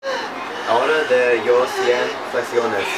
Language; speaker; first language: Spanish; non-native, learner; English